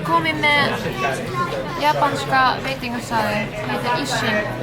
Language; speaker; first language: Icelandic; non-native, learner; Japanese